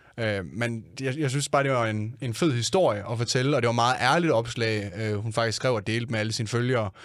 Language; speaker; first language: Danish; native; Danish